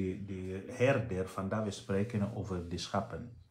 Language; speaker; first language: Dutch; non-native, fluent; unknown